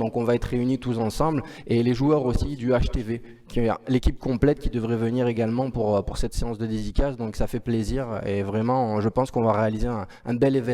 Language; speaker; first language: French; native; French